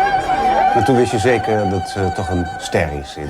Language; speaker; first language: Dutch; native; Dutch